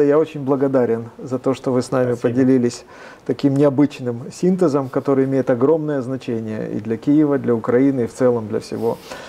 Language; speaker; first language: Russian; native; Russian